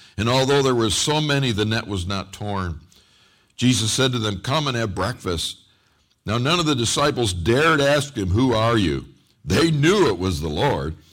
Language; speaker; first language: English; native; English